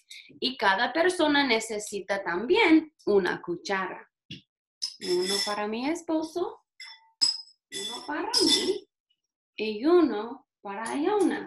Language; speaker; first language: Spanish; non-native, fluent; English